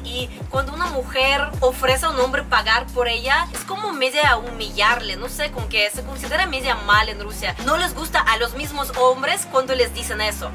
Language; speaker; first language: Spanish; non-native, fluent; Russian